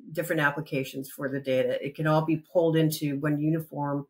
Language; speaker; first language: English; native; English